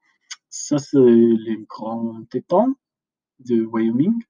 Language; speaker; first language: French; non-native, fluent; English